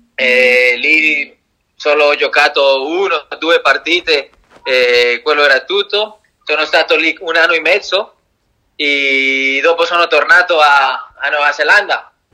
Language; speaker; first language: Italian; non-native, learner; Spanish